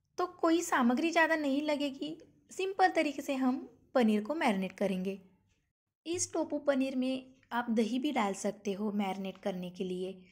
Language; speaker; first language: Hindi; non-native, local second language; Marathi